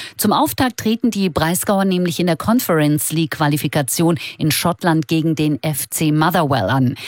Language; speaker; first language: German; native; German